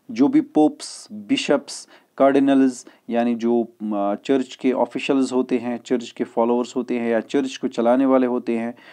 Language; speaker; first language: Hindi; non-native, local second language; Kashmiri